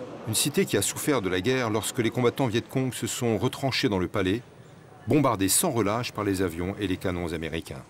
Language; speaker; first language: French; native; French